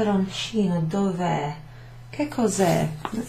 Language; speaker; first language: Italian; non-native, fluent; English